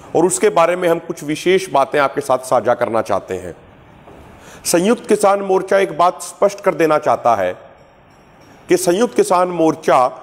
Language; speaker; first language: Hindi; non-native, local second language; Punjabi